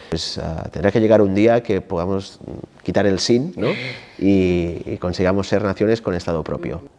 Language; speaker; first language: Spanish; non-native, local second language; Catalan